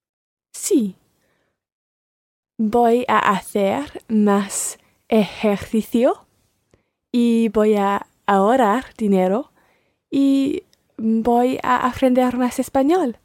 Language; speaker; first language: Spanish; non-native, learner; English